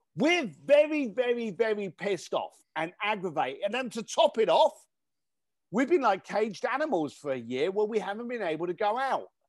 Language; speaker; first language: English; native; English